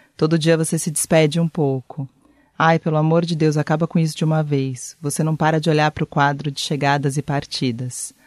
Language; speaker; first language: Portuguese; native; Portuguese